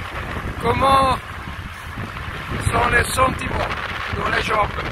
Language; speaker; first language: French; non-native, local second language; Dutch